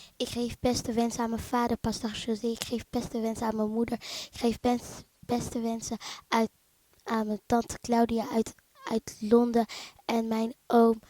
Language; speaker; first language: Dutch; early bilingual, other home language; Lingala